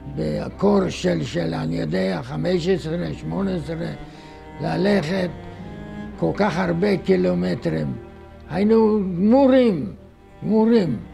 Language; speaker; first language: Hebrew; non-native, fluent; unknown